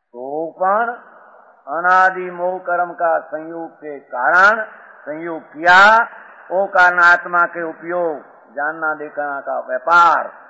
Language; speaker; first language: Hindi; non-native, local second language; Gujarati